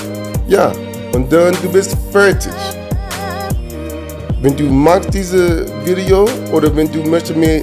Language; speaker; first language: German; non-native, learner; English